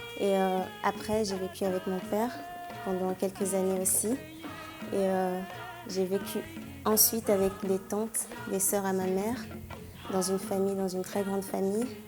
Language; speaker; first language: French; non-native, local second language; Ewe